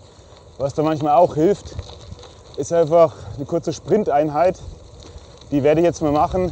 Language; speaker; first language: German; native; German